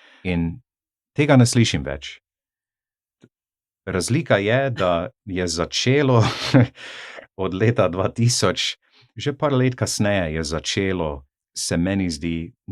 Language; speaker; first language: Slovenian; non-native, fluent; English